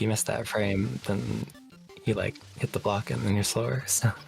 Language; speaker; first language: English; native; English